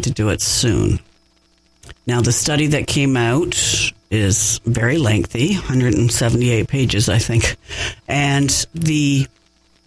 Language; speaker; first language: English; native; English